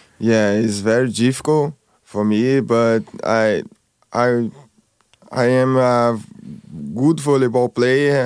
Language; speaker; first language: English; non-native, learner; Portuguese